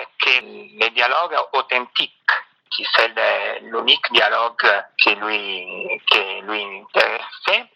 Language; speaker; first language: French; non-native, fluent; Italian